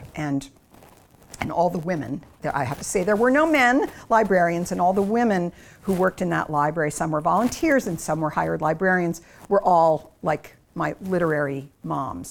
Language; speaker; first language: English; native; English